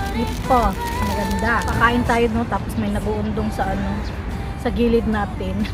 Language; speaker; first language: Filipino; native; Filipino